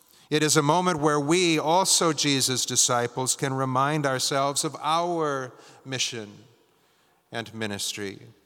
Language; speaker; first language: English; native; English